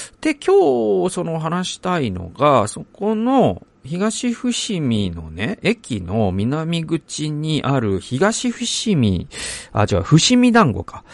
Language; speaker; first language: Japanese; native; Japanese